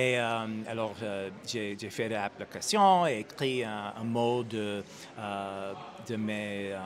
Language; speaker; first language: French; non-native, learner; English